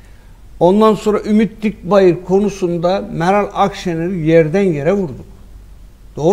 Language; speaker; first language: Turkish; native; Turkish